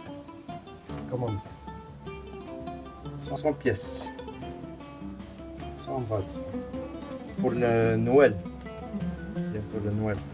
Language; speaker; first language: French; non-native, learner; Arabic